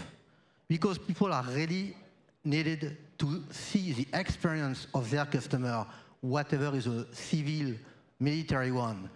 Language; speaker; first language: English; non-native, fluent; French